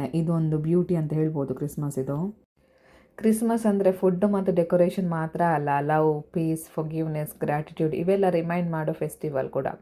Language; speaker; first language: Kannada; non-native, local second language; Konkani